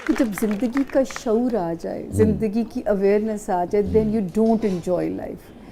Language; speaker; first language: Urdu; non-native, local second language; Punjabi